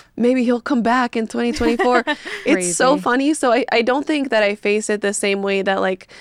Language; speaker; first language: English; early bilingual, other home language; Spanish